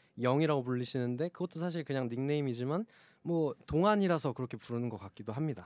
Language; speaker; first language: Korean; native; Korean